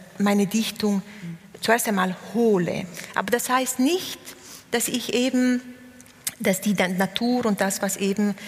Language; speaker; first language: German; non-native, local second language; Ladin